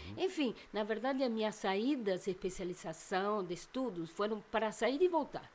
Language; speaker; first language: Portuguese; non-native, fluent; Spanish